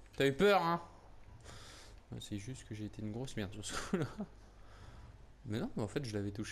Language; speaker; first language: French; native; French